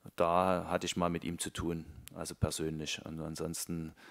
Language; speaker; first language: German; native; German